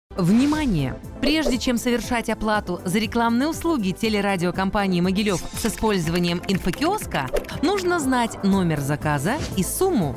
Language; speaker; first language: Russian; native; Russian